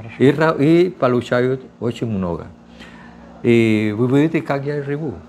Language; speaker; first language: Russian; non-native, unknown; Spanish